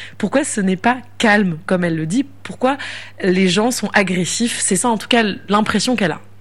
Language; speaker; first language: French; native; French